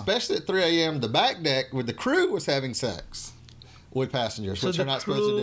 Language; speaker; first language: English; native; English